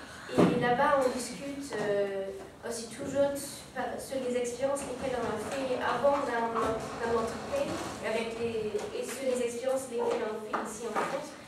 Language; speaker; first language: French; non-native, learner; German